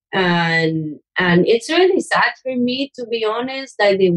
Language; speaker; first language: English; non-native, fluent; Spanish